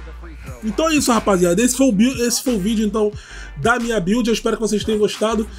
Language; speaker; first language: Portuguese; native; Portuguese